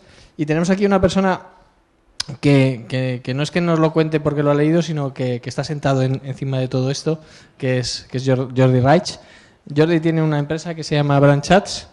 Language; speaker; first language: Spanish; native; Spanish